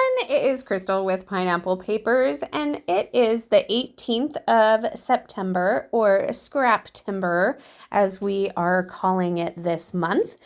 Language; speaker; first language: English; native; English